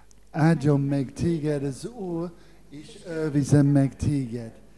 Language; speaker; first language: Hungarian; non-native, learner; English